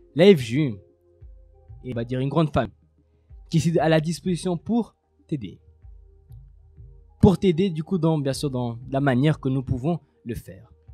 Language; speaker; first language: French; native; French